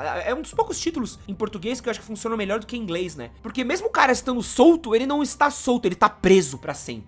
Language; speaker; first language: Portuguese; native; Portuguese